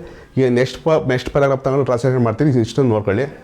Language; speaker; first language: Kannada; native; Kannada